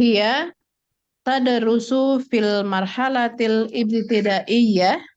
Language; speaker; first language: Arabic; non-native, learner; Indonesian